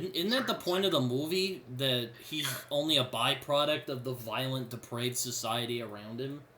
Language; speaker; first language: English; native; English